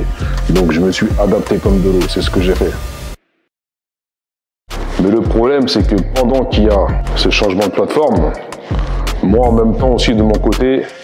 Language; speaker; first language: French; native; French